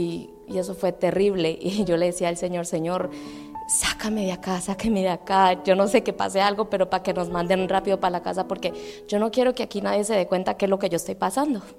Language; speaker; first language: Spanish; native; Spanish